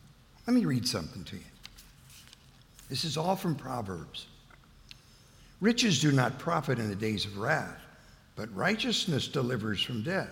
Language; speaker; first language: English; native; English